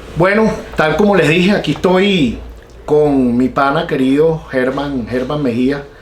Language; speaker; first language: Spanish; native; Spanish